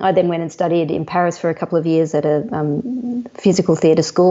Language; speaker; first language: English; native; English